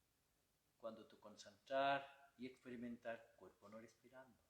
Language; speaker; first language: Spanish; non-native, learner; Bangla